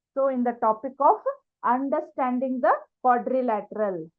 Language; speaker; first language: English; non-native, local second language; Kannada